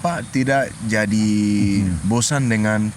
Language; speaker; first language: Indonesian; non-native, learner; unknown